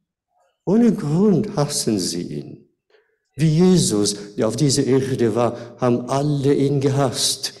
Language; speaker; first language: German; non-native, fluent; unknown